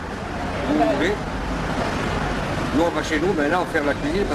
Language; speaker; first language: French; native; French